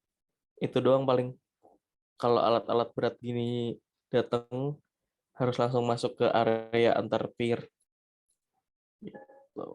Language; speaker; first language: Indonesian; native; Indonesian